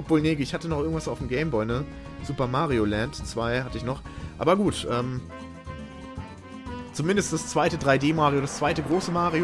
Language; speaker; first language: German; native; German